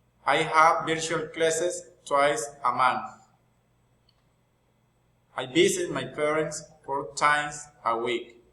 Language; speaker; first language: English; non-native, learner; Spanish